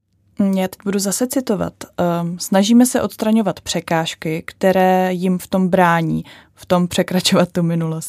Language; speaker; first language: Czech; native; Czech